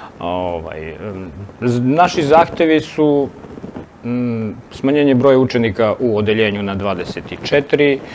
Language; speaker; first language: Serbian; native; Serbian